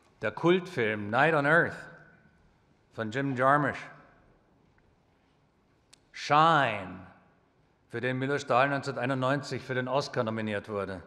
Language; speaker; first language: German; native; German